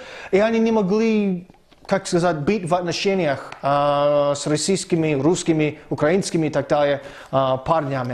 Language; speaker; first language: Russian; non-native, fluent; English